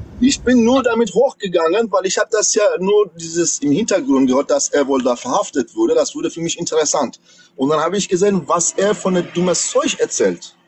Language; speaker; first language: German; non-native, fluent; Persian